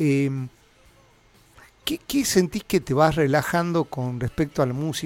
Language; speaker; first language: Spanish; native; Spanish